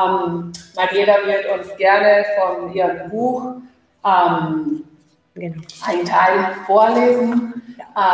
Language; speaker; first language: German; non-native, fluent; Spanish